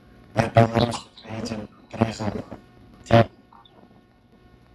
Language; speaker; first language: Russian; non-native, learner; Uzbek